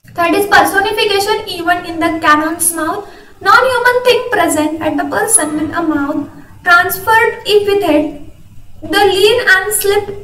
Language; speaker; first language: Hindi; non-native, local second language; Marathi